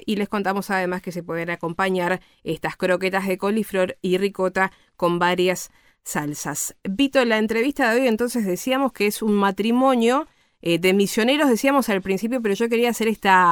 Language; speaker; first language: Spanish; native; Spanish